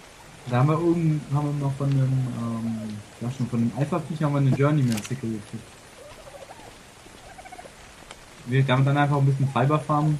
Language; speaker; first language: German; native; German